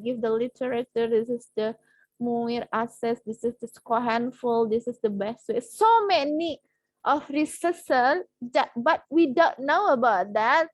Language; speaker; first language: English; non-native, fluent; Indonesian